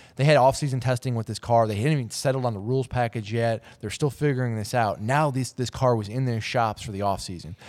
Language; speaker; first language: English; native; English